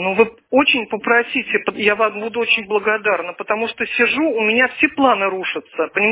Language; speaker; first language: Russian; native; Russian